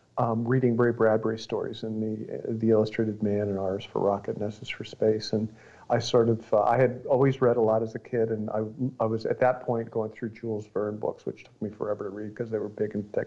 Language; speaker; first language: English; native; English